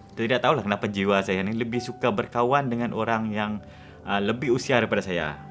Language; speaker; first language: Malay; non-native, local second language; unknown